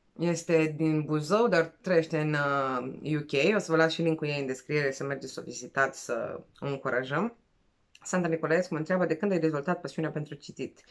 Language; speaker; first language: Romanian; non-native, fluent; Serbian